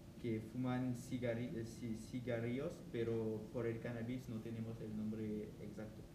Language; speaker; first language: Spanish; non-native, learner; French